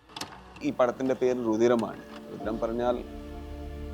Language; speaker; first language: Malayalam; non-native, learner; Tulu